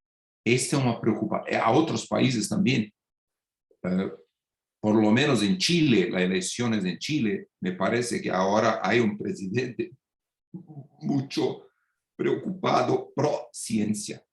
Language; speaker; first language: Spanish; non-native, fluent; Portuguese